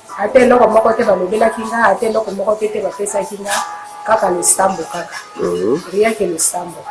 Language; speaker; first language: Lingala; native; Lingala